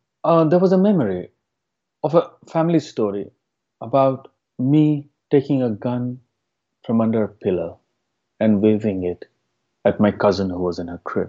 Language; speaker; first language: English; non-native, local second language; Hindi